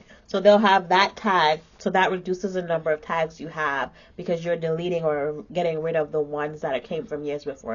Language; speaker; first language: English; native; English